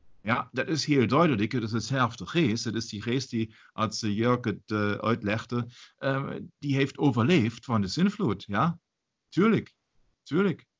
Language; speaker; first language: Dutch; non-native, learner; German